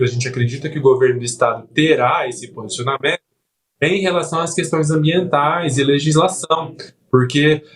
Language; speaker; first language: Portuguese; native; Portuguese